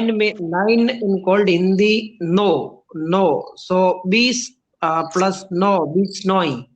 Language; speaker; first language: English; non-native, learner; Rajasthani